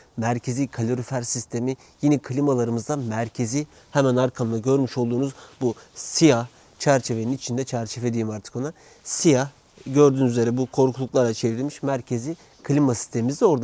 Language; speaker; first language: Turkish; native; Turkish